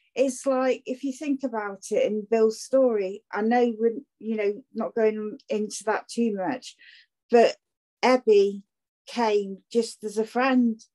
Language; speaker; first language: English; native; English